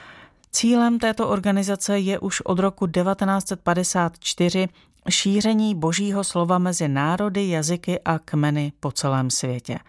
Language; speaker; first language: Czech; native; Czech